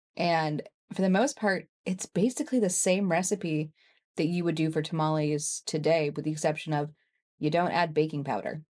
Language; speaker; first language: English; native; English